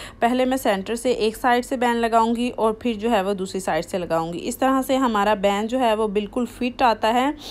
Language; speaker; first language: Urdu; native; Urdu